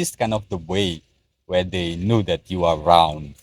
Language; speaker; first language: English; non-native, learner; Indonesian